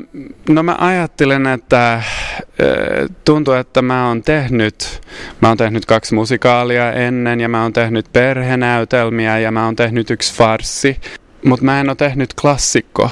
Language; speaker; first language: Finnish; non-native, local second language; Swedish